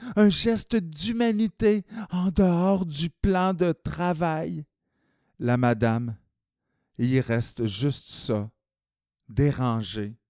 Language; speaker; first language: French; native; French